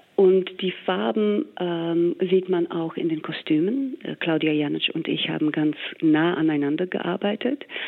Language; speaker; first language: German; non-native, fluent; English